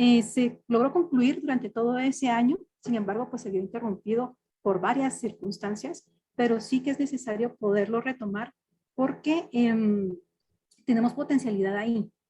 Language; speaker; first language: Spanish; native; Spanish